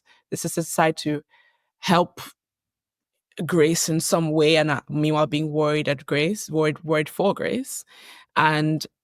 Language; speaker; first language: English; native; English